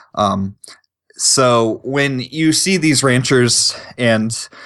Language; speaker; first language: English; native; English